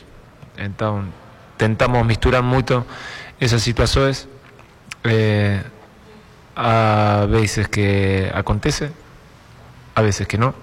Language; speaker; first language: Portuguese; non-native, fluent; Spanish